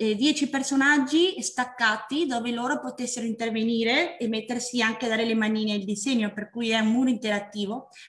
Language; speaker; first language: Italian; non-native, fluent; Spanish